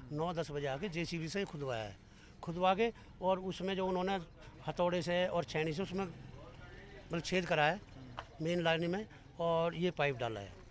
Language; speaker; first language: Hindi; native; Hindi